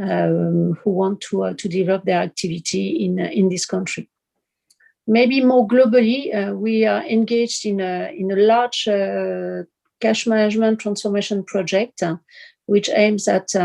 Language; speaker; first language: English; non-native, fluent; French